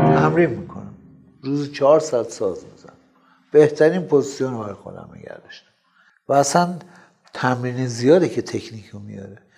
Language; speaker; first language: Persian; non-native, local second language; Azerbaijani